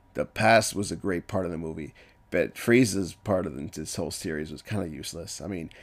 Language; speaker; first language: English; early bilingual, other home language; Spanish